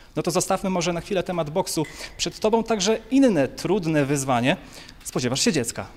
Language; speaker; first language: Polish; native; Polish